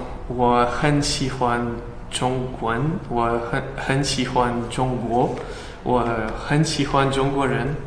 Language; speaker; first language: Chinese; non-native, learner; French